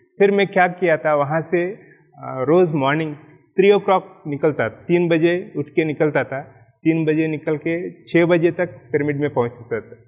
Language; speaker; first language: Hindi; non-native, local second language; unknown